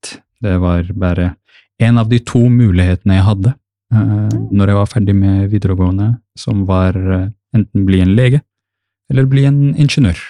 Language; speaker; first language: Norwegian; early bilingual, other home language; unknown